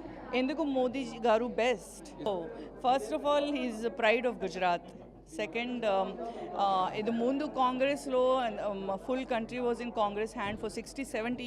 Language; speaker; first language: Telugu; non-native, learner; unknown